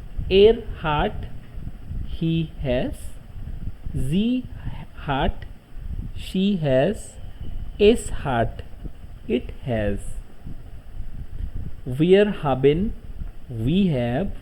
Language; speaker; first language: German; non-native, learner; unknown